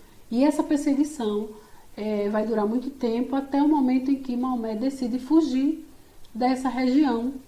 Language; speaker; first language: Portuguese; native; Portuguese